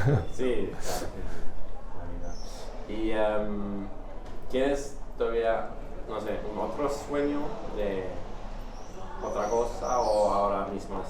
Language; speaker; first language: Spanish; non-native, fluent; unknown